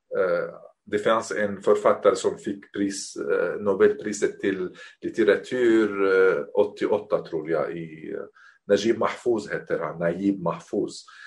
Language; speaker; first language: Swedish; non-native, fluent; Arabic